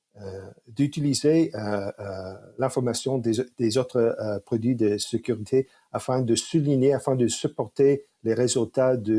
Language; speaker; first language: French; non-native, fluent; English